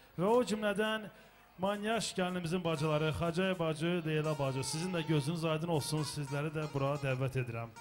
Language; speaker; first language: Azerbaijani; non-native, local second language; Avaric